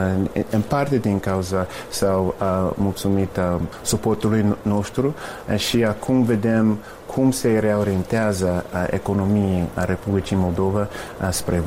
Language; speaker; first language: Romanian; non-native, fluent; English